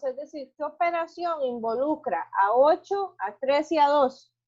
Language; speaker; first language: Spanish; native; Spanish